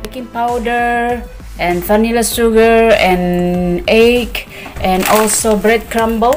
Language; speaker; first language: English; non-native, learner; Indonesian